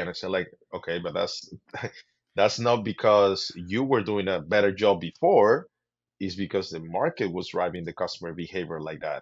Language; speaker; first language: English; non-native, fluent; Spanish